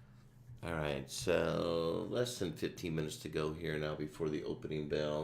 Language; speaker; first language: English; native; English